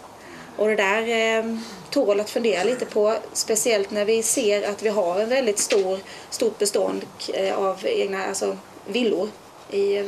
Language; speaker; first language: Swedish; native; Swedish